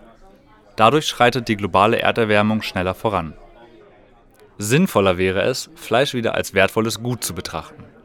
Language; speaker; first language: German; native; German